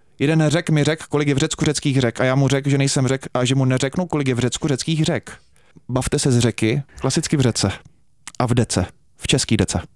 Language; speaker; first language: Czech; native; Czech